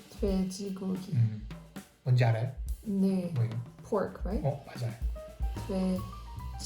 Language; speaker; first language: Korean; non-native, learner; English